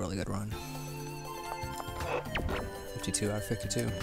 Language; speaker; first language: English; native; English